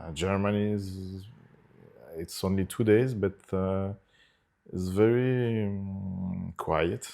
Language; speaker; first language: English; non-native, fluent; Italian